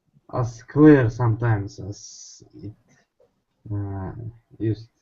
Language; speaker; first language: English; non-native, learner; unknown